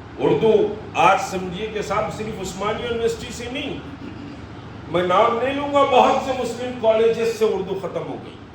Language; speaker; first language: Urdu; native; Urdu